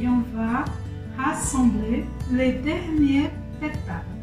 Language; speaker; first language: French; non-native, fluent; Portuguese